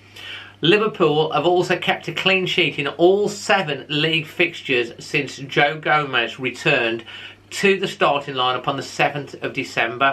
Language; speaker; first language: English; native; English